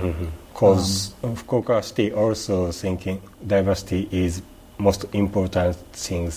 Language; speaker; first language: English; non-native, learner; Japanese